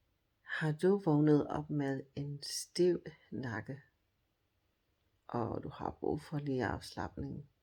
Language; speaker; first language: Danish; non-native, fluent; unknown